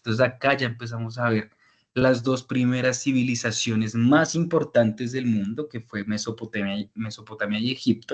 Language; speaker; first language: Spanish; native; Spanish